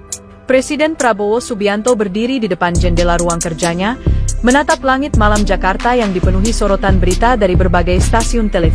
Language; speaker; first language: Indonesian; native; Indonesian